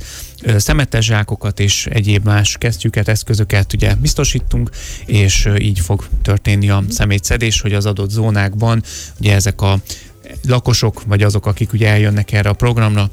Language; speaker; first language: Hungarian; native; Hungarian